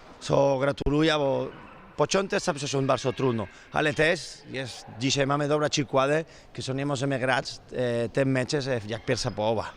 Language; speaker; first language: Polish; non-native, learner; Spanish